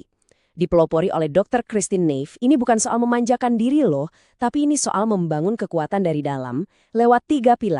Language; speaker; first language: Indonesian; native; Indonesian